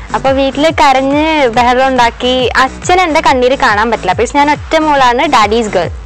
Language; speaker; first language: Malayalam; non-native, local second language; Konkani